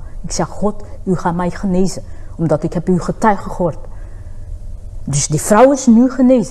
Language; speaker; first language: Dutch; non-native, fluent; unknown